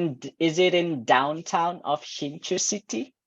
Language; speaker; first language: English; non-native, fluent; Indonesian